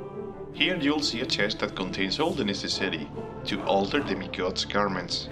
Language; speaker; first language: English; non-native, fluent; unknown